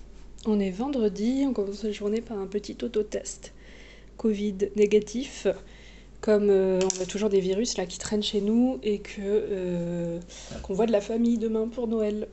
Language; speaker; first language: French; native; French